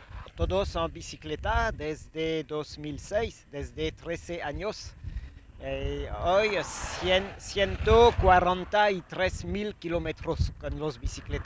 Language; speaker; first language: Spanish; non-native, learner; French